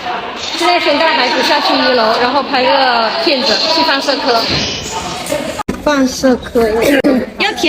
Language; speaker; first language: Chinese; native; Chinese